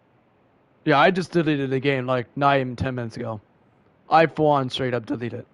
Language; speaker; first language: English; native; English